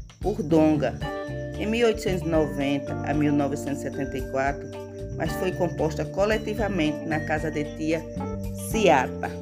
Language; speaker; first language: Portuguese; native; Portuguese